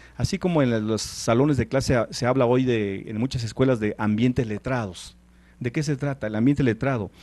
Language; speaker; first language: Spanish; non-native, local second language; Tzeltal